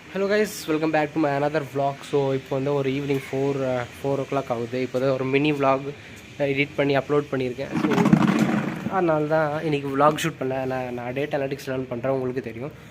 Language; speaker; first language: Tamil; non-native, local second language; Hindi